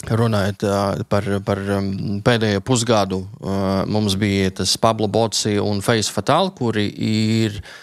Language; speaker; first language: Latvian; non-native, local second language; Russian